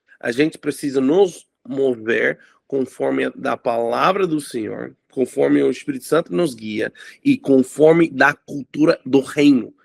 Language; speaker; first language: Portuguese; non-native, fluent; English